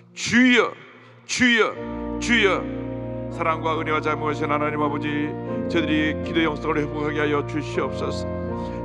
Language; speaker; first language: Korean; native; Korean